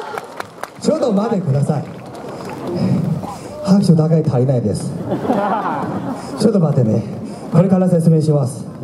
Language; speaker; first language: Japanese; non-native, fluent; Chinese